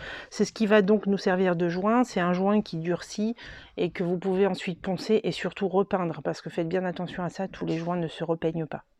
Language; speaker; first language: French; native; French